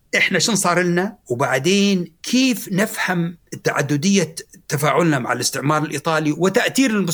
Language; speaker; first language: Arabic; native; Arabic